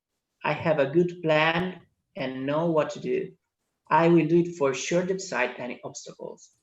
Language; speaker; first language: English; non-native, fluent; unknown